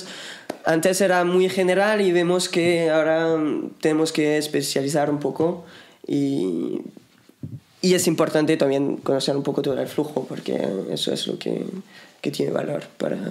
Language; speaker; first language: Spanish; non-native, fluent; French